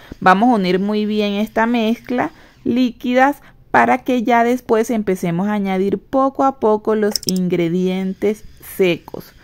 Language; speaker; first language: Spanish; native; Spanish